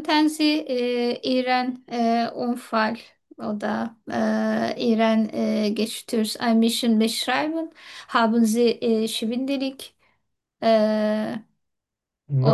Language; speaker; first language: German; non-native, learner; Turkish